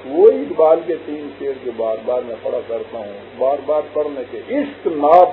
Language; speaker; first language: Urdu; non-native, local second language; Punjabi